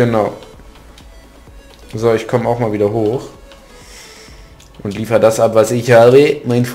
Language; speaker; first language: German; native; German